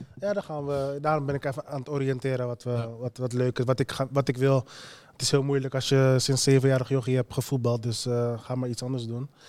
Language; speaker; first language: Dutch; native; Dutch